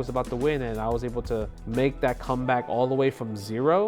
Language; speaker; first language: English; native; English